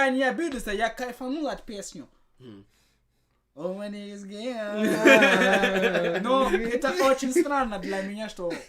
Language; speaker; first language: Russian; non-native, fluent; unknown